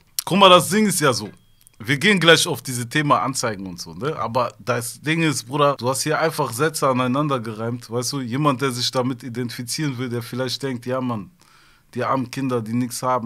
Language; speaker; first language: German; early bilingual, other home language; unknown